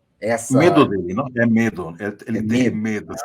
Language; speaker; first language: Portuguese; non-native, fluent; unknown